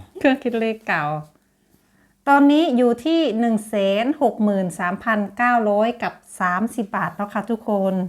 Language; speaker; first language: Thai; native; Thai